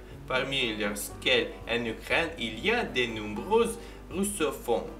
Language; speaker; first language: French; non-native, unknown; Ukrainian